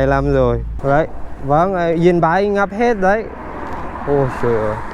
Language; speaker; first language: Vietnamese; non-native, learner; Filipino